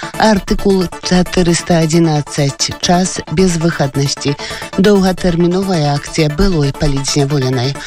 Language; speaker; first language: Belarusian; native; Belarusian